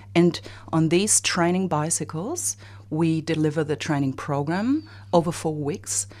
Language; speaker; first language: English; non-native, fluent; German